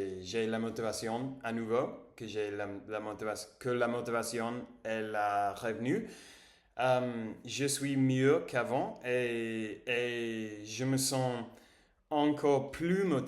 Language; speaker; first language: French; non-native, learner; English